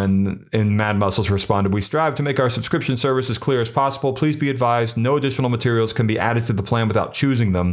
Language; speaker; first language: English; native; English